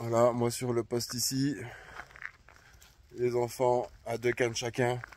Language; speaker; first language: French; native; French